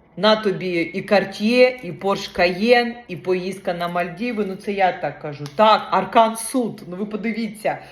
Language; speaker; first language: Ukrainian; non-native, local second language; Russian